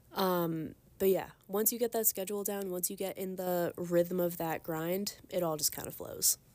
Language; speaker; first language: English; native; English